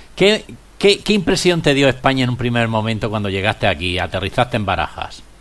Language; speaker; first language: Spanish; native; Spanish